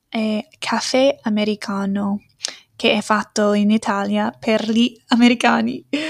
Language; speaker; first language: Italian; non-native, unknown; English